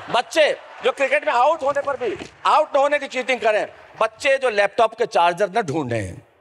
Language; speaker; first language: Hindi; native; Hindi